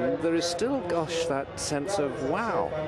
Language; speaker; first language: English; native; English